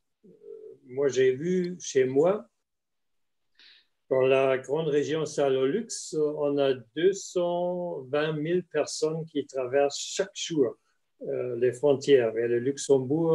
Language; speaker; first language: French; non-native, fluent; German